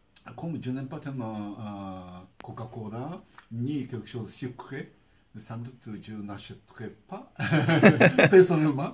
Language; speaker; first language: French; non-native, fluent; Japanese